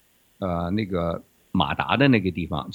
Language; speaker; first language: Chinese; native; Chinese